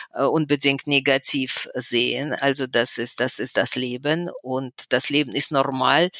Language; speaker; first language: German; non-native, fluent; Russian